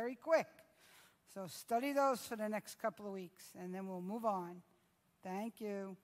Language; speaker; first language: English; native; English